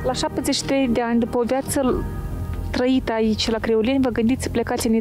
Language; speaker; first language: Romanian; native; Romanian